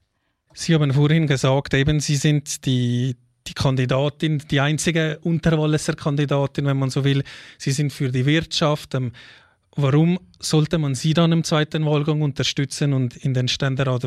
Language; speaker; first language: German; native; German